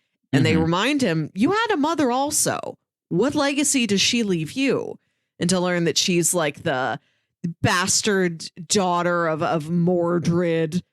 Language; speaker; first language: English; native; English